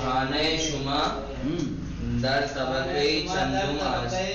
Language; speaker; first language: Persian; non-native, learner; Urdu